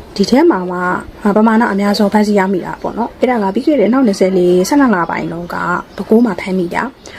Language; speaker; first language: Burmese; native; Burmese